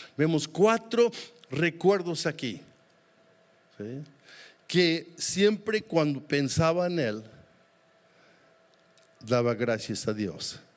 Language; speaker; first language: Spanish; native; Spanish